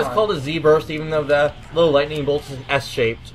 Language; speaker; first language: English; native; English